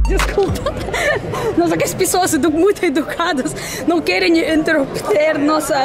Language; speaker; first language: Portuguese; non-native, fluent; Russian